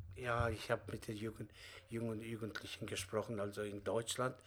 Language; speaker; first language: German; non-native, fluent; Russian